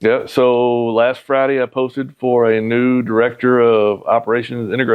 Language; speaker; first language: English; native; English